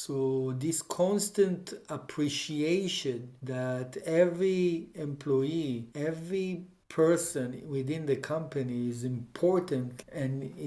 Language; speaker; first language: English; non-native, fluent; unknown